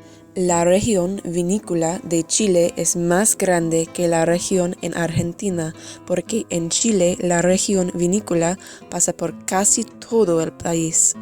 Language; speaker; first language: Spanish; non-native, learner; English